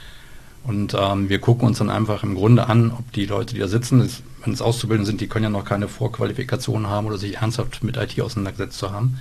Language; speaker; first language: German; native; German